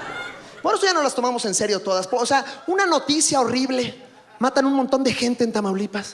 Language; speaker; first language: Spanish; native; Spanish